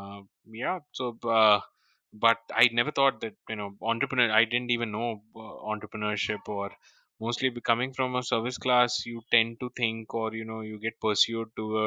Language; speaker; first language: English; non-native, local second language; Hindi